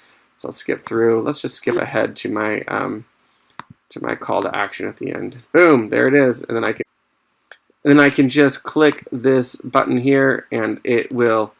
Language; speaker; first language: English; native; English